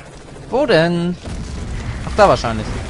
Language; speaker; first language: German; native; German